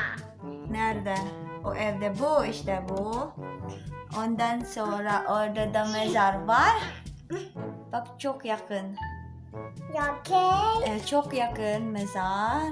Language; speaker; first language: Turkish; non-native, learner; Filipino